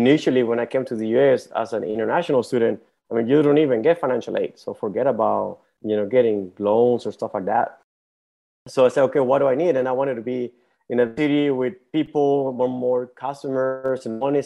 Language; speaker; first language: English; non-native, fluent; Spanish